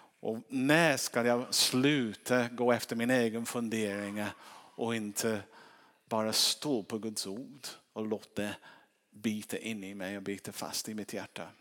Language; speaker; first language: Swedish; non-native, fluent; English